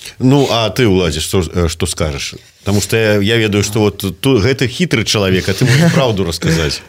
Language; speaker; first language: Belarusian; native; Belarusian